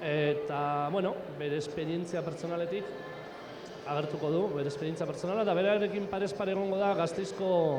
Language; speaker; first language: Basque; native; Basque